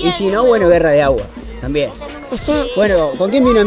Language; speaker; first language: Spanish; native; Spanish